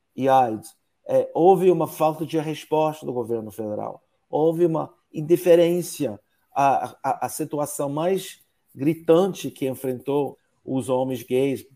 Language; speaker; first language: Portuguese; non-native, fluent; English